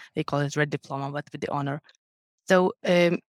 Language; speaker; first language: English; non-native, fluent; Lithuanian